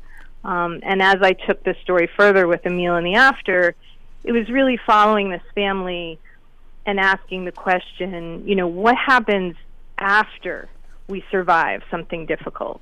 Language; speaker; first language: English; native; English